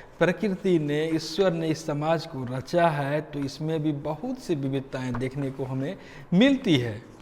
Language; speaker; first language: Hindi; native; Hindi